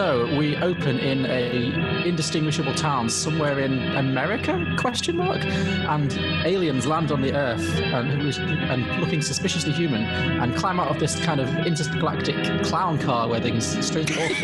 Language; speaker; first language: English; native; English